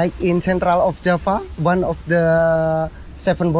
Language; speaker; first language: English; non-native, learner; Indonesian